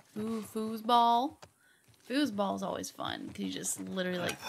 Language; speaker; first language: English; native; English